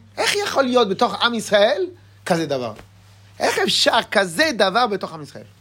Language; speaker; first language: Hebrew; non-native, fluent; French